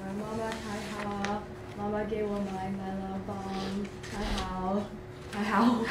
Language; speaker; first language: Chinese; non-native, learner; English